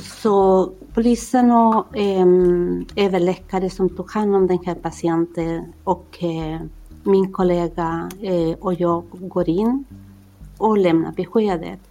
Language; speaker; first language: Swedish; non-native, fluent; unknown